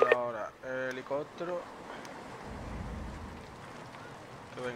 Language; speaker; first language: Spanish; native; Spanish